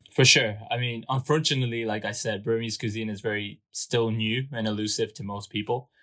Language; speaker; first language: English; non-native, fluent; Burmese